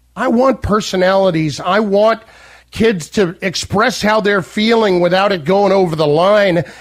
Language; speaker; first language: English; native; English